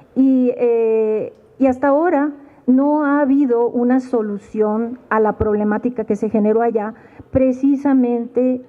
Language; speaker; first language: Spanish; native; Spanish